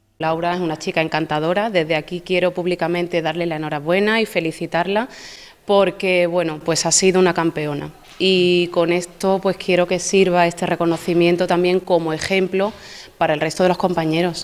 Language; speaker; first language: Spanish; native; Spanish